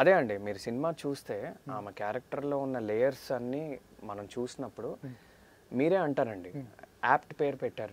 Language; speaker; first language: Telugu; native; Telugu